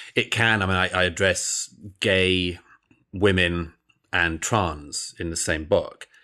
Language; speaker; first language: English; native; English